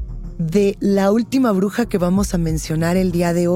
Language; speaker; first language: Spanish; native; Spanish